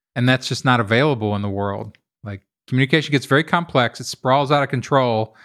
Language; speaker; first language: English; native; English